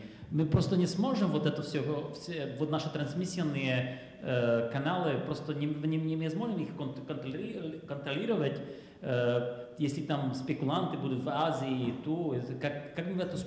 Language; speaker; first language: Russian; non-native, fluent; Czech